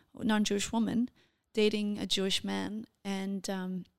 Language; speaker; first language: English; non-native, fluent; Portuguese